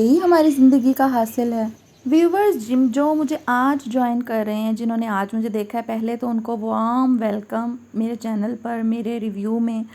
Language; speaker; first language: Urdu; native; Urdu